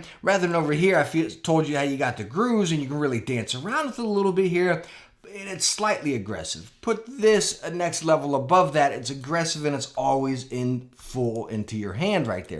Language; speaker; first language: English; native; English